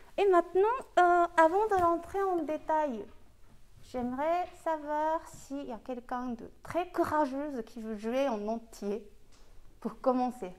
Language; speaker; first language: French; non-native, fluent; Japanese